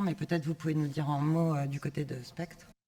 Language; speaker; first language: French; native; French